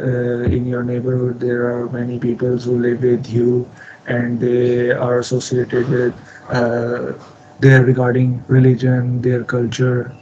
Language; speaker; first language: English; non-native, learner; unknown